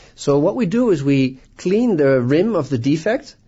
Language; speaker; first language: English; non-native, fluent; Dutch